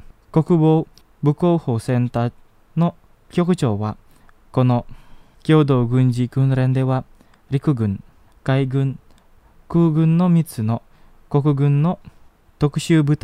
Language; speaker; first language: Japanese; non-native, fluent; Indonesian